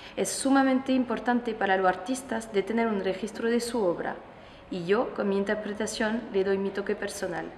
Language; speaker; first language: Spanish; non-native, fluent; French